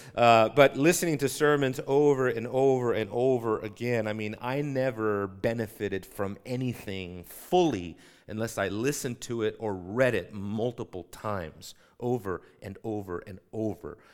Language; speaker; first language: English; native; English